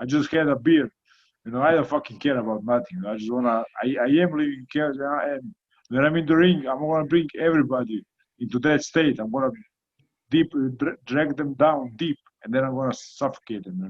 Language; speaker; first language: English; non-native, fluent; Croatian